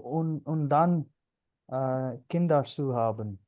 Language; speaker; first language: German; non-native, learner; Punjabi